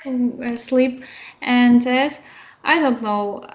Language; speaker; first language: English; non-native, learner; Russian